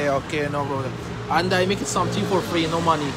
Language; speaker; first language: English; non-native, learner; Turkish